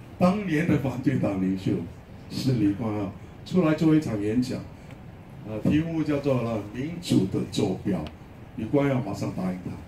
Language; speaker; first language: Chinese; native; Chinese